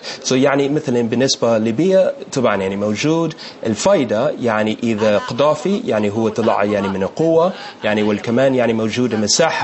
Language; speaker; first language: Arabic; non-native, learner; English